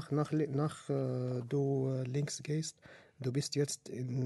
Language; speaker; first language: German; non-native, learner; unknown